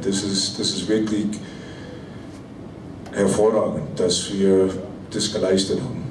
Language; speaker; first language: German; non-native, fluent; English